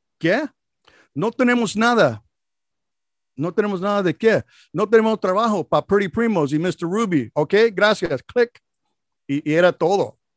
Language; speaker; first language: Spanish; non-native, learner; English